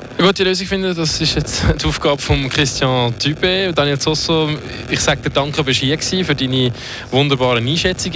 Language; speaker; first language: German; native; German